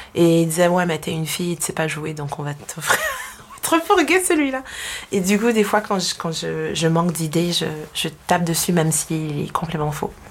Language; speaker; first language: French; non-native, fluent; English